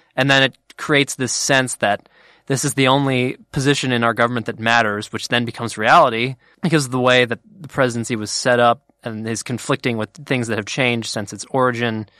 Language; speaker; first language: English; native; English